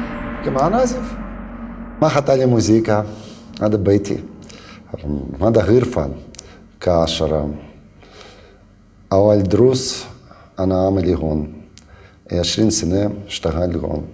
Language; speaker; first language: Arabic; non-native, learner; Russian